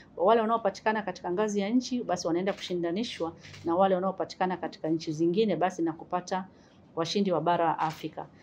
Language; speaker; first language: Swahili; native; Swahili